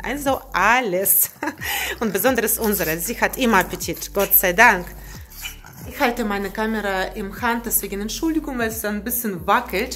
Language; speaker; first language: German; non-native, learner; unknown